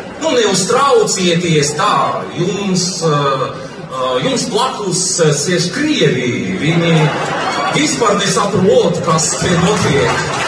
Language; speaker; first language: Latvian; non-native, learner; Russian